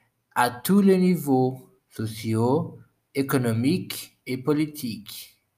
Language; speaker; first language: French; non-native, learner; Portuguese